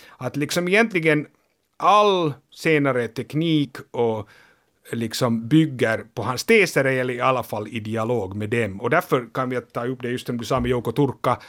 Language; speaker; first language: Swedish; native; Swedish